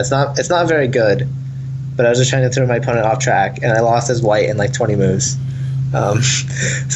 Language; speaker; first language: English; native; English